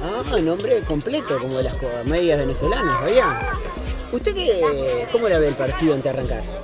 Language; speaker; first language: Spanish; native; Spanish